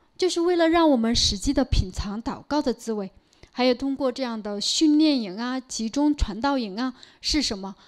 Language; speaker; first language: Chinese; non-native, local second language; Korean